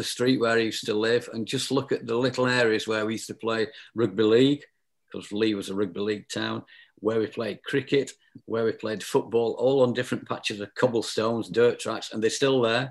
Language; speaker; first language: English; native; English